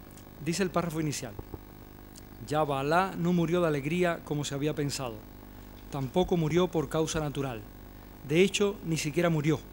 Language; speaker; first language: Spanish; native; Spanish